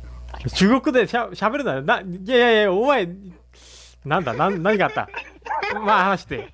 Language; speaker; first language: Japanese; native; Japanese